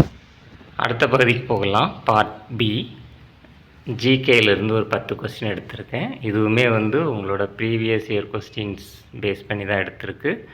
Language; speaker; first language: Tamil; native; Tamil